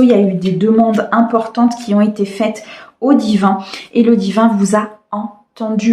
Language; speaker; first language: French; native; French